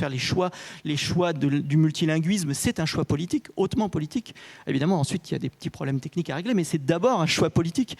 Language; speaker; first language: French; native; French